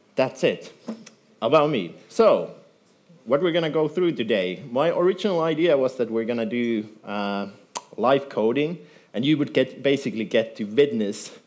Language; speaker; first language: English; non-native, fluent; Finnish